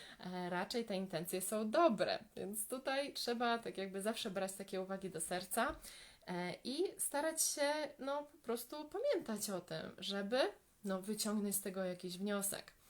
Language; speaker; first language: Polish; native; Polish